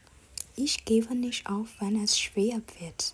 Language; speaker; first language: German; non-native, fluent; Burmese